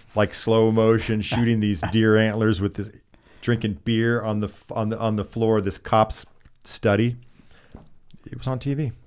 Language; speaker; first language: English; native; English